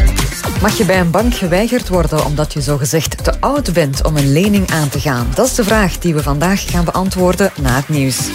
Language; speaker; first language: Dutch; native; Dutch